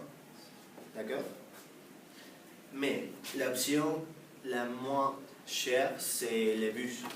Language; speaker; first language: French; non-native, learner; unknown